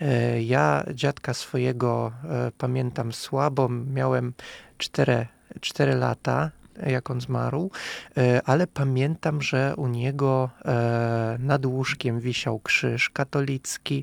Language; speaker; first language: Polish; non-native, fluent; Russian